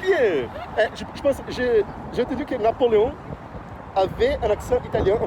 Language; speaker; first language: French; non-native, fluent; Portuguese